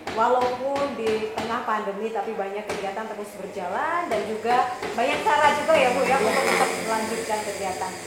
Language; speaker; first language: Indonesian; native; Indonesian